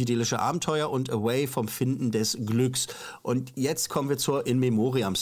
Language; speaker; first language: German; native; German